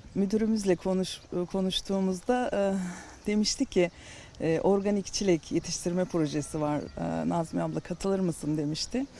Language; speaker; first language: Turkish; native; Turkish